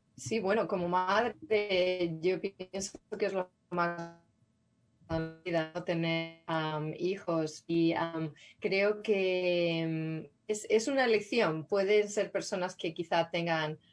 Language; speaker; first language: Spanish; native; Spanish